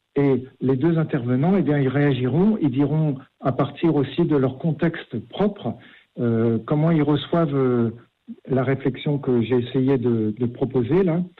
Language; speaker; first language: French; native; French